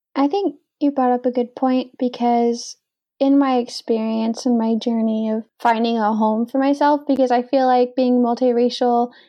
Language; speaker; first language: English; native; English